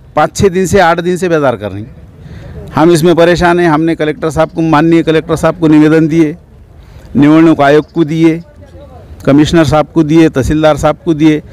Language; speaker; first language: Hindi; non-native, local second language; Urdu